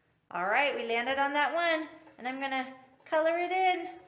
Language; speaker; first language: English; native; English